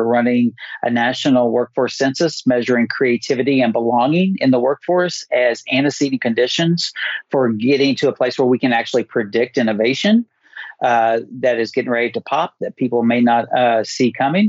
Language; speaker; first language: English; native; English